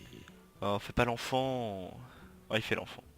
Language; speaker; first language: French; native; French